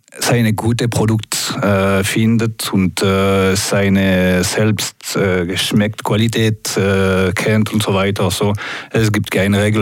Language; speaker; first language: German; non-native, local second language; French